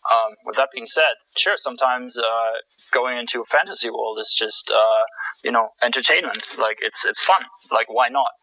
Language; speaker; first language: English; non-native, fluent; German